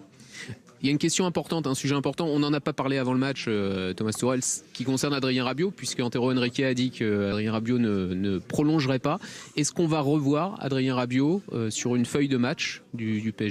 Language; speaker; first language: French; native; French